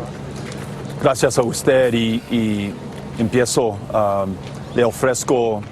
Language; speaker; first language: Spanish; non-native, fluent; English